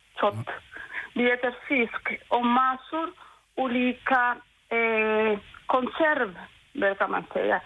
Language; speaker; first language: Swedish; non-native, local second language; Spanish